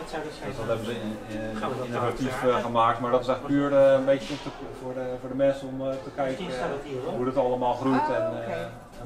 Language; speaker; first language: Dutch; native; Dutch